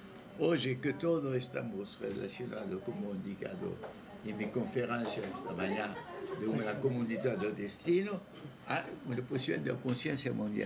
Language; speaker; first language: Spanish; non-native, fluent; French